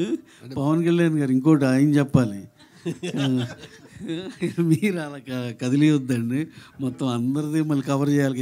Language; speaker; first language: Telugu; native; Telugu